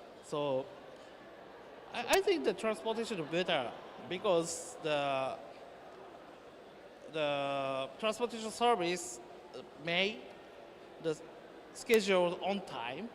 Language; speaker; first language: English; non-native, learner; Japanese